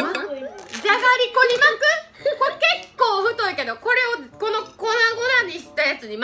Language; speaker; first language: Japanese; native; Japanese